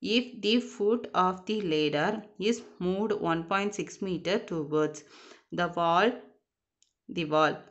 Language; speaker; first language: English; non-native, local second language; Tamil